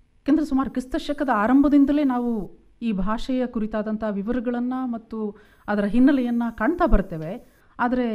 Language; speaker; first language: Kannada; non-native, local second language; Kodava